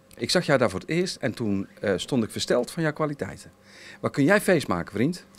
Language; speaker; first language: Dutch; native; Dutch